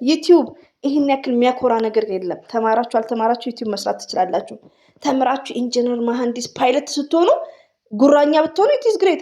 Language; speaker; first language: Amharic; native; Amharic